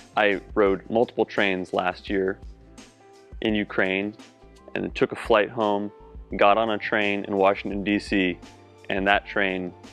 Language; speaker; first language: English; native; English